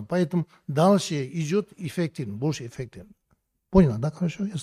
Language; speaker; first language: Russian; non-native, learner; Tibetan